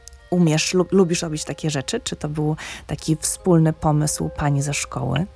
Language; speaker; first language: Polish; native; Polish